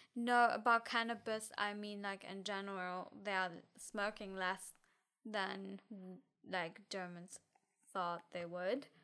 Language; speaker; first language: English; non-native, fluent; German